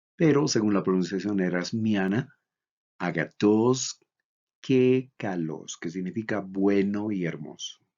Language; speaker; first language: Spanish; native; Spanish